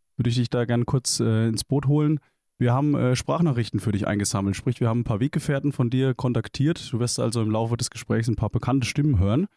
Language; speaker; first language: German; native; German